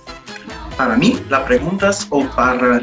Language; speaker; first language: Spanish; non-native, learner; Italian